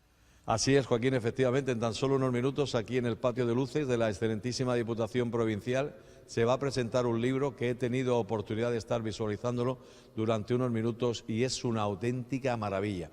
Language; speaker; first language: Spanish; native; Spanish